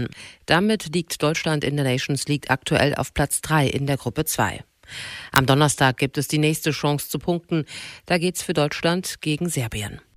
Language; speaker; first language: German; native; German